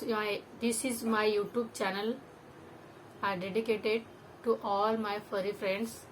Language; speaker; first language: English; non-native, local second language; Marathi